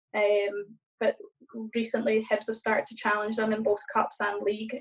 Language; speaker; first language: English; native; English